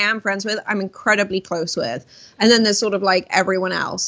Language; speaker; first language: English; native; English